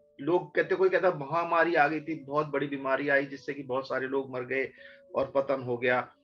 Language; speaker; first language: Hindi; native; Hindi